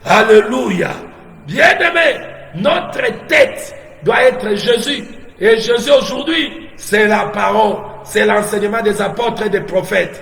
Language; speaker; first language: French; non-native, local second language; Lingala